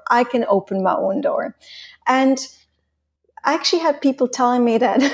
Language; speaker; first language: English; non-native, fluent; Swiss German